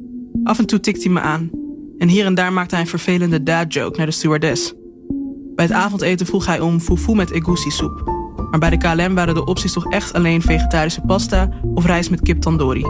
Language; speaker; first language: Dutch; native; Dutch